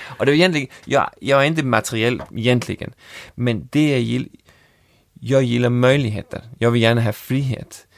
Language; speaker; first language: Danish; native; Danish